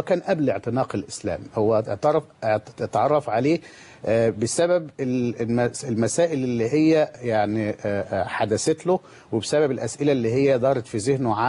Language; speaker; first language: Arabic; native; Arabic